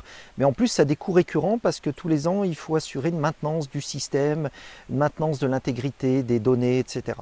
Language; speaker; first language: French; native; French